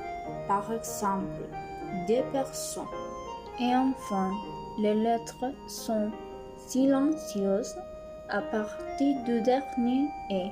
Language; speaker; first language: French; non-native, learner; Spanish